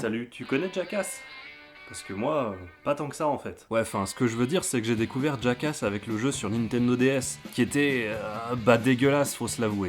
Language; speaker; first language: French; native; French